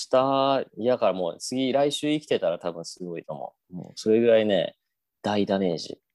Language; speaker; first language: Japanese; native; Japanese